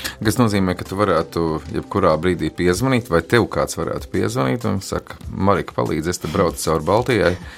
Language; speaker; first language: Latvian; native; Latvian